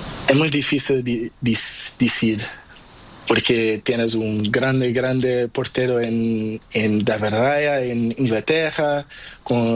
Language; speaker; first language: Spanish; non-native, learner; Portuguese